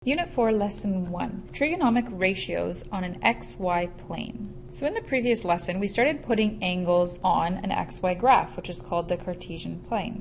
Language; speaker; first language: English; native; English